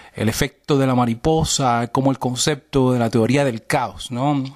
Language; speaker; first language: Spanish; early bilingual, heritage; Spanish